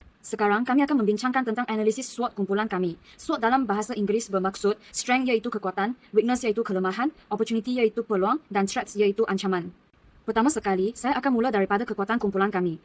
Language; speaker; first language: Malay; non-native, local second language; Chinese